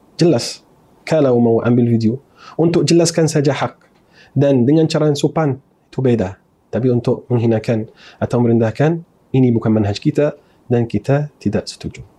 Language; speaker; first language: Malay; non-native, fluent; Arabic